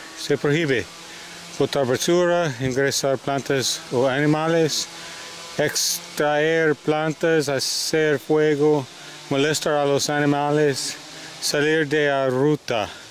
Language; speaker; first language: Spanish; non-native, learner; English